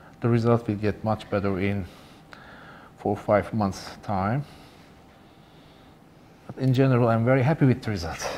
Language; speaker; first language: English; non-native, learner; Turkish